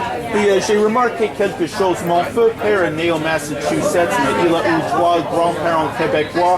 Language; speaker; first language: French; early bilingual, heritage; English